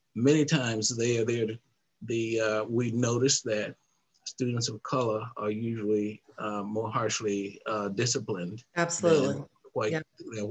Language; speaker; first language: English; native; English